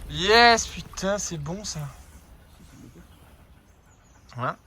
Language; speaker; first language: French; native; French